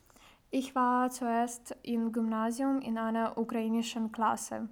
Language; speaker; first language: German; non-native, learner; Ukrainian